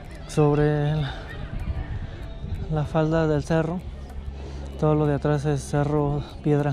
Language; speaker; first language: Spanish; native; Spanish